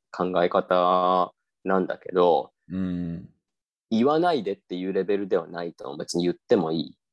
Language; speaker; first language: Japanese; native; Japanese